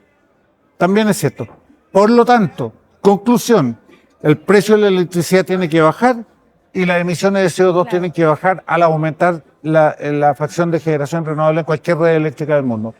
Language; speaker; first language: Spanish; native; Spanish